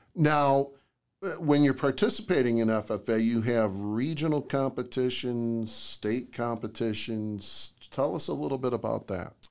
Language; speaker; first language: English; native; English